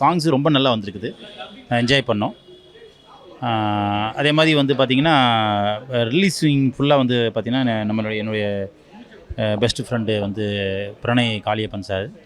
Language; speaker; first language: Tamil; native; Tamil